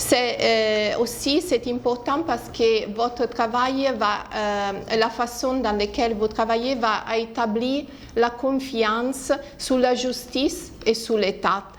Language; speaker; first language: French; non-native, fluent; Italian